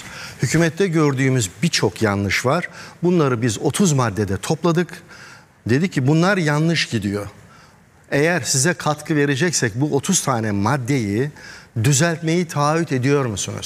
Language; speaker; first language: Turkish; native; Turkish